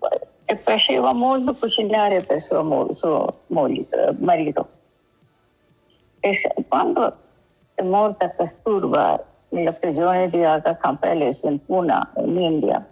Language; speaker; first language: Italian; non-native, learner; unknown